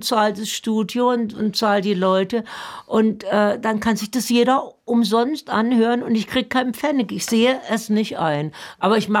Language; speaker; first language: German; native; German